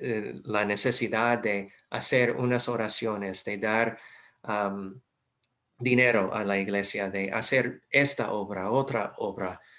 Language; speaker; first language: Spanish; non-native, fluent; English